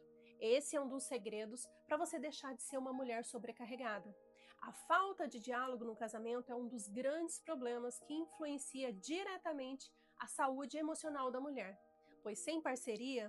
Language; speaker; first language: Portuguese; native; Portuguese